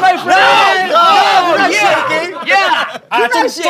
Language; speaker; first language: English; non-native, learner; Korean